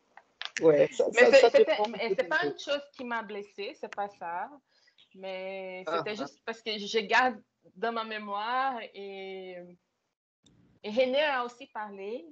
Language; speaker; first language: French; non-native, fluent; Portuguese